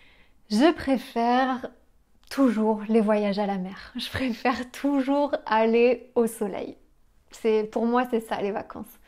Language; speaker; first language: French; native; French